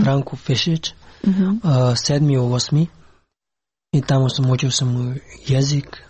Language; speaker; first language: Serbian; non-native, learner; Pashto